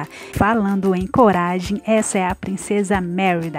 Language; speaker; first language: Portuguese; native; Portuguese